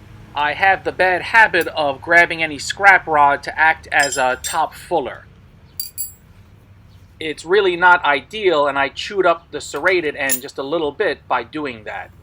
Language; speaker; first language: English; native; English